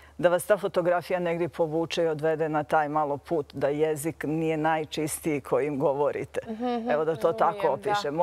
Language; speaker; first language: Croatian; native; Croatian